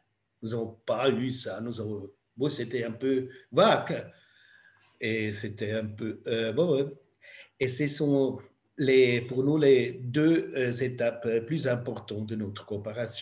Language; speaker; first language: French; non-native, fluent; German